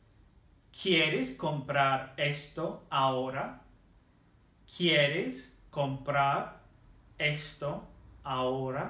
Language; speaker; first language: Spanish; non-native, fluent; English